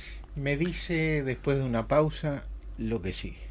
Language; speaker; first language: Spanish; native; Spanish